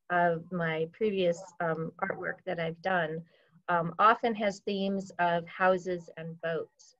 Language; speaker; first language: English; native; English